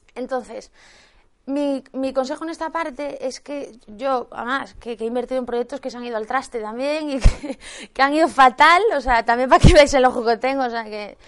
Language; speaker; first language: Spanish; native; Spanish